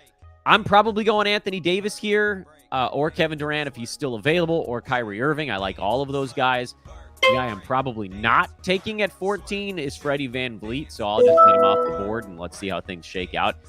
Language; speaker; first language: English; native; English